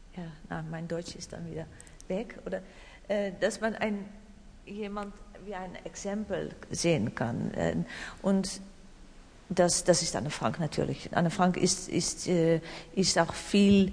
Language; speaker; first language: German; non-native, learner; Dutch